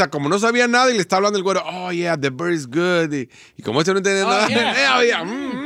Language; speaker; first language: Spanish; native; Spanish